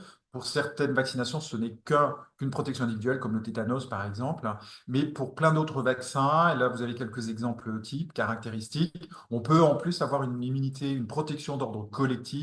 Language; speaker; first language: French; native; French